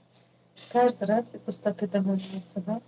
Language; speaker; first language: Russian; non-native, learner; Tajik